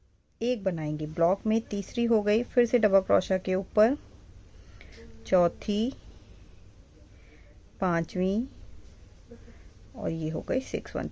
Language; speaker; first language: Hindi; native; Hindi